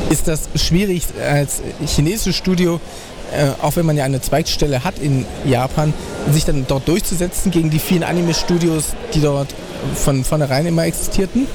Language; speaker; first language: German; native; German